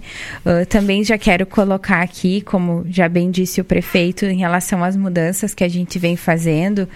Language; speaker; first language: Portuguese; native; Portuguese